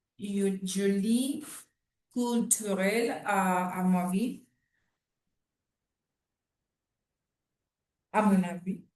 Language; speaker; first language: French; non-native, learner; Spanish